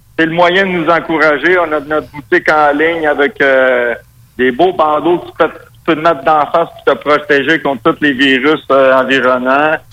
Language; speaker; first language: French; non-native, local second language; Spanish